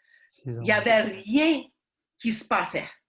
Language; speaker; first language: French; early bilingual, heritage; Ukrainian